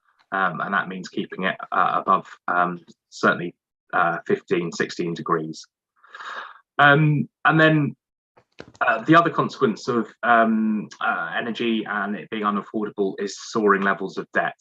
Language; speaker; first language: English; native; English